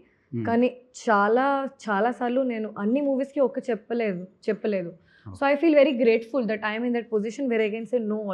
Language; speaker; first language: Telugu; non-native, local second language; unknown